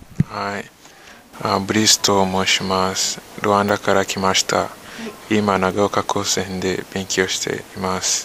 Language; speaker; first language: Japanese; non-native, fluent; Kinyarwanda